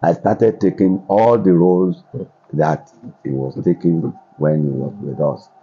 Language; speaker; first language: English; non-native, local second language; Yoruba